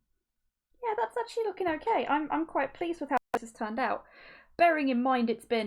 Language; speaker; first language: English; native; English